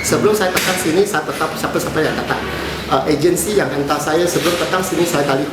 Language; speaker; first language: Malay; non-native, local second language; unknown